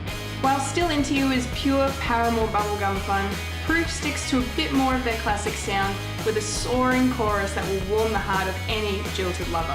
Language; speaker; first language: English; native; English